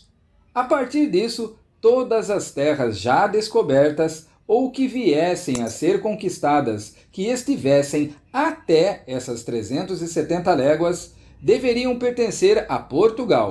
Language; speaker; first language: Portuguese; native; Portuguese